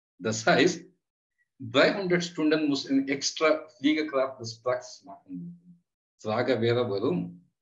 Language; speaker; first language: German; non-native, learner; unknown